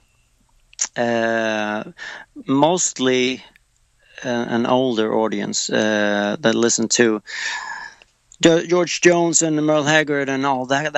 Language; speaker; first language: English; non-native, fluent; Swedish